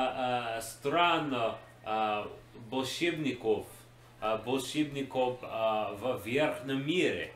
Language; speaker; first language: Russian; non-native, learner; English